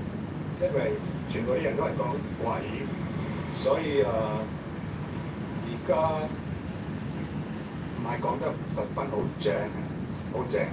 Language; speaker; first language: Cantonese; early bilingual, heritage; Cantonese